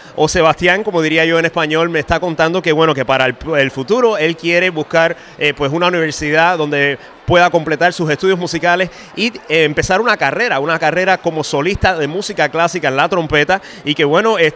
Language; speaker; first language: Spanish; native; Spanish